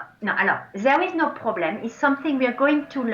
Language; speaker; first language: English; non-native, fluent; French